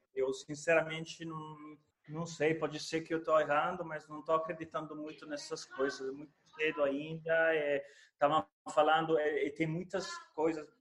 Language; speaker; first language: Portuguese; non-native, fluent; Italian